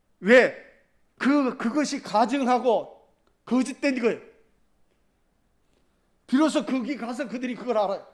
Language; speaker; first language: Korean; native; Korean